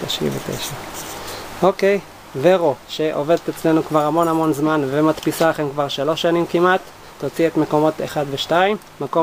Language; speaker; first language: Hebrew; native; Hebrew